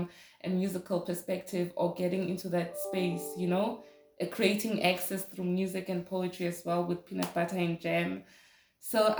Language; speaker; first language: English; non-native, local second language; Zulu